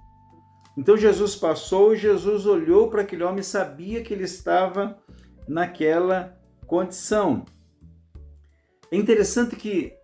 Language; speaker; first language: Portuguese; native; Portuguese